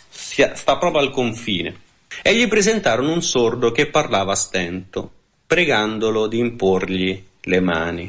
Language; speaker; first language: Italian; native; Italian